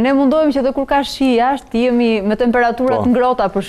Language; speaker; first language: Albanian; native; Albanian